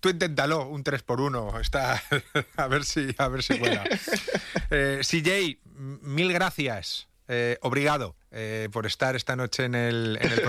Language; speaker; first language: Spanish; native; Spanish